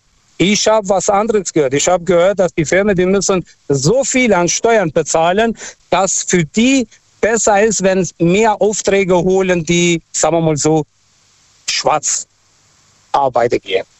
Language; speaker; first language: German; non-native, fluent; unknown